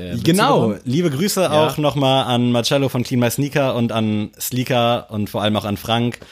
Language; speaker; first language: German; native; German